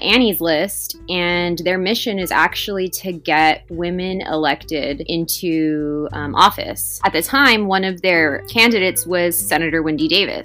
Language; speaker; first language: English; native; English